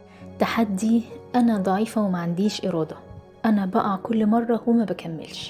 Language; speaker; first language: Arabic; native; Arabic